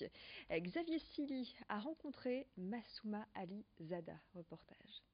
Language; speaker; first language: French; native; French